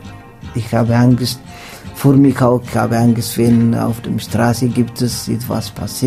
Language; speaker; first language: German; non-native, learner; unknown